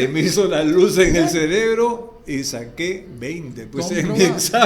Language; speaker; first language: Spanish; native; Spanish